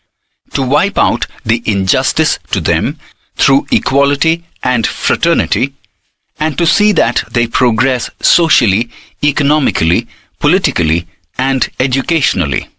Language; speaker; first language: English; non-native, local second language; Gujarati